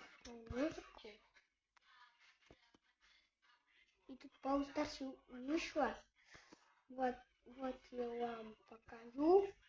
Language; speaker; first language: Russian; non-native, local second language; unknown